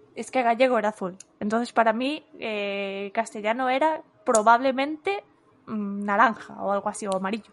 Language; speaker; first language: Spanish; non-native, local second language; Galician